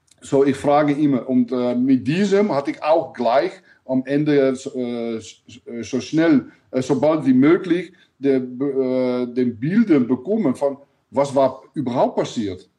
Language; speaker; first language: German; non-native, learner; Dutch